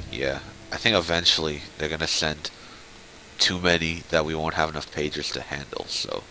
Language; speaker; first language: English; native; English